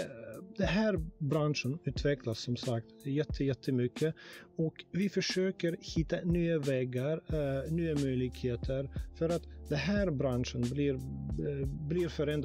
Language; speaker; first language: Swedish; non-native, fluent; Russian